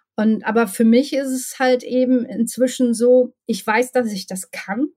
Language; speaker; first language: German; native; German